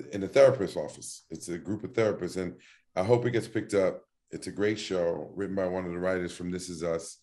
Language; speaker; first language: English; native; English